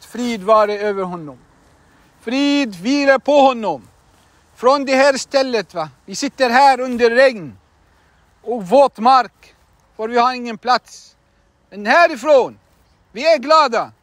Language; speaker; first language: Swedish; non-native, fluent; Arabic